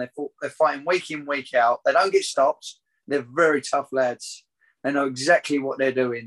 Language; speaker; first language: English; native; English